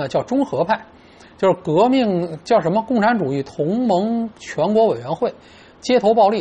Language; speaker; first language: Chinese; native; Chinese